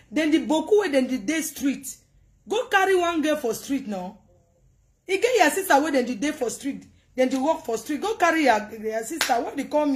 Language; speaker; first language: English; non-native, local second language; French